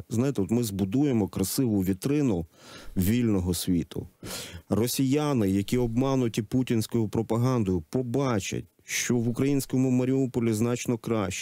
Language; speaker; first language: Ukrainian; native; Ukrainian